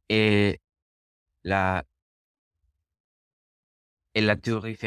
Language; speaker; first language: French; non-native, learner; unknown